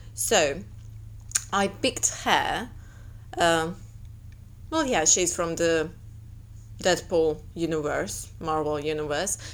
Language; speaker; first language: English; non-native, fluent; Latvian